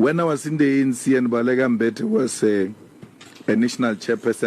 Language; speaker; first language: English; non-native, local second language; Northern Sotho